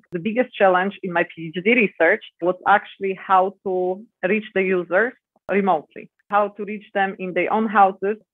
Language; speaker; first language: English; non-native, fluent; Polish